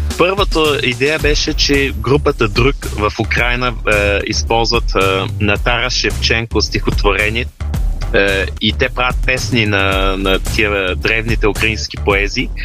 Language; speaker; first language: Bulgarian; early bilingual, heritage; Bulgarian